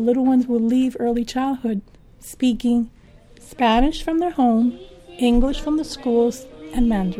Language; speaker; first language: English; early bilingual, other home language; Spanish